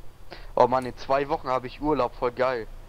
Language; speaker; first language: German; native; German